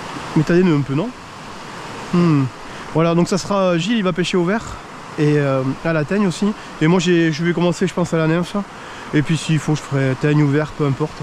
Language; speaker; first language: French; native; French